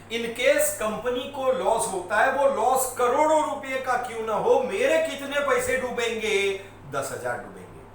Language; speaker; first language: Hindi; native; Hindi